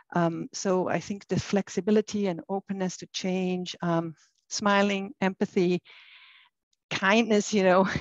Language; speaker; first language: English; non-native, fluent; German